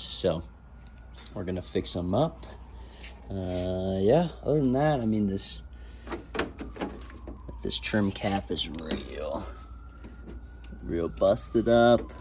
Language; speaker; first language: English; native; English